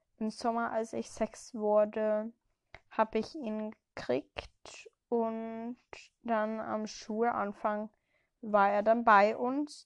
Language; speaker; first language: German; early bilingual, heritage; German